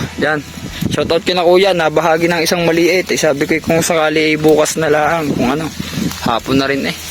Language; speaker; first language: Filipino; native; Filipino